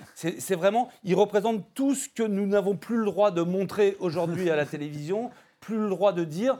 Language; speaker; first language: French; native; French